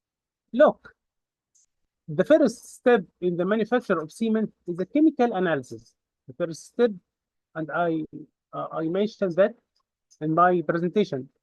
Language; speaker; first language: English; non-native, fluent; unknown